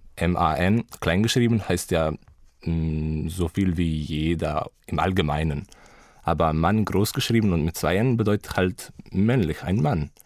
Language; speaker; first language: German; non-native, fluent; Slovenian